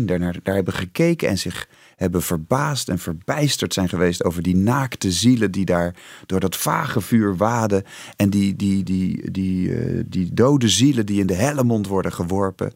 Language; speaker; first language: Dutch; native; Dutch